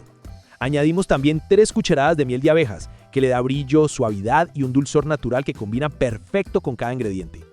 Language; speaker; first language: Spanish; native; Spanish